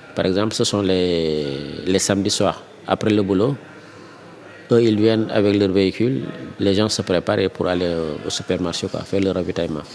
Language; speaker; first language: French; non-native, local second language; Wolof